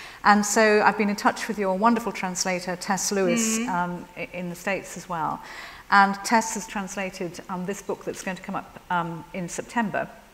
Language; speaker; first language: English; native; English